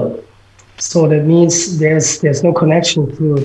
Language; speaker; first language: English; non-native, fluent; German